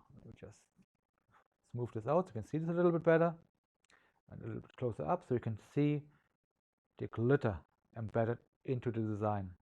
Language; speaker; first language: English; non-native, fluent; German